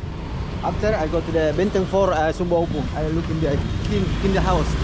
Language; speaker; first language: English; non-native, learner; Indonesian